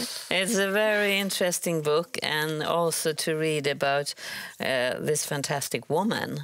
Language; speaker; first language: English; non-native, fluent; Swedish